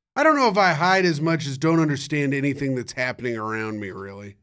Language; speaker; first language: English; native; English